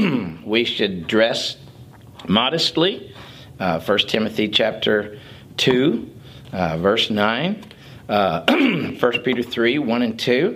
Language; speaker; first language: English; native; English